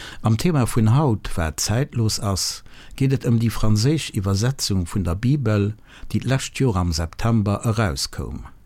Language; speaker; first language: Luxembourgish; native; Luxembourgish